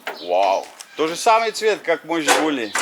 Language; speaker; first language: Russian; non-native, learner; English